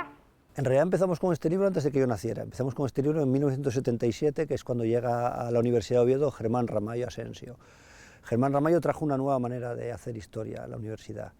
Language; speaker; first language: Spanish; native; Spanish